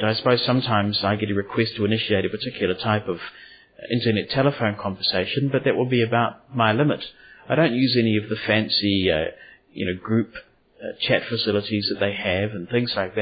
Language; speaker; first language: English; native; English